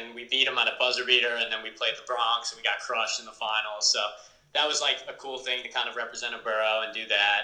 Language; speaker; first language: English; native; English